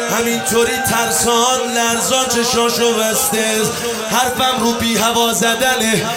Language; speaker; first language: Persian; non-native, local second language; Azerbaijani